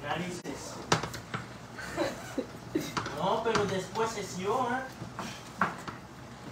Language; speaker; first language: Spanish; early bilingual, heritage; Spanish